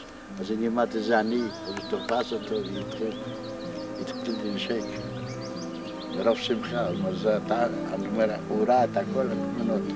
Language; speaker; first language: Hebrew; non-native, fluent; Yiddish